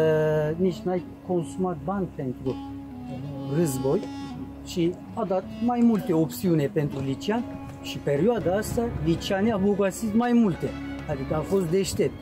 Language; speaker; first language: Romanian; non-native, learner; Turkish